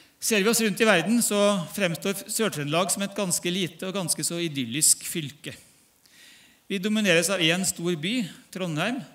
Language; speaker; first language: Norwegian; native; Norwegian